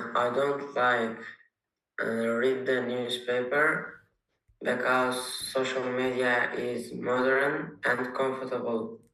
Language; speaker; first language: English; non-native, learner; Uzbek